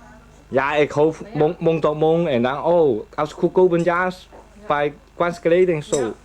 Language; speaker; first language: Dutch; non-native, learner; Cantonese